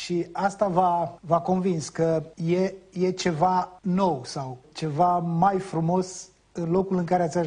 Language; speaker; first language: Romanian; native; Romanian